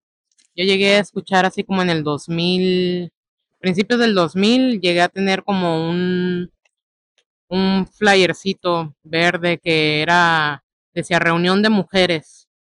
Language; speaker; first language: Spanish; native; Spanish